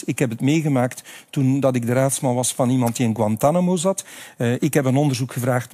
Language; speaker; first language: Dutch; native; Dutch